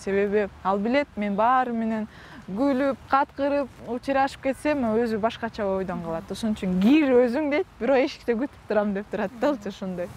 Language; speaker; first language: Kyrgyz; non-native, local second language; Russian